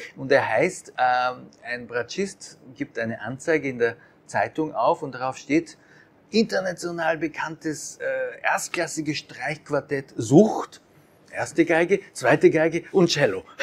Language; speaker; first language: German; early bilingual, other home language; Japanese